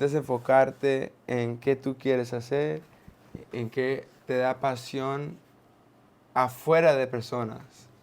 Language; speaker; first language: Spanish; non-native, learner; English